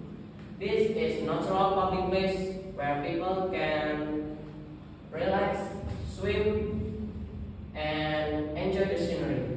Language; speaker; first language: English; non-native, learner; Indonesian